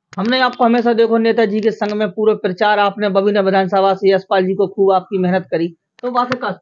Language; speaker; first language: Hindi; native; Hindi